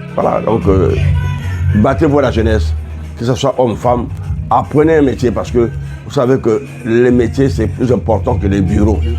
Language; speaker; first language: French; non-native, local second language; Lingala